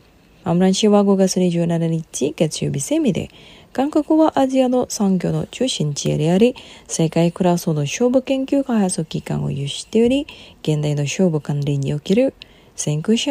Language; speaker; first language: Japanese; non-native, fluent; Indonesian